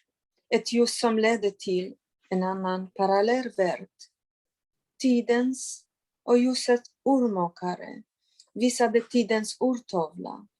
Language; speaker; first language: Swedish; non-native, fluent; Polish